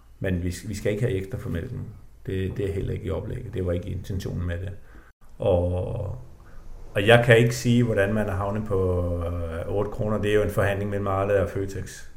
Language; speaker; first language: Danish; native; Danish